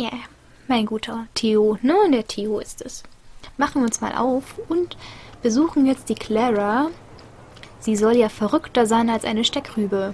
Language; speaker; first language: German; native; German